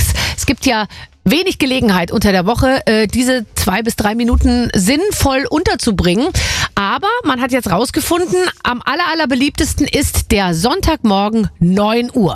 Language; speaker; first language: German; native; German